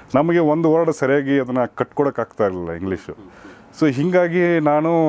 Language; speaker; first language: Kannada; native; Kannada